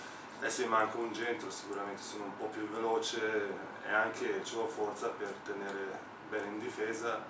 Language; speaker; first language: Italian; non-native, fluent; Slovenian